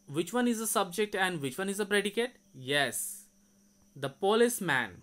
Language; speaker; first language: English; non-native, local second language; Bangla